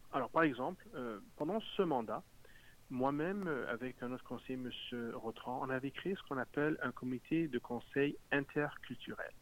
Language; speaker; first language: French; native; French